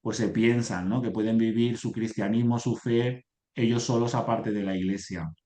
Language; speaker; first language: Spanish; native; Spanish